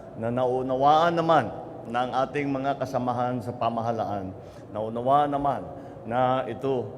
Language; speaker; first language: Filipino; native; Filipino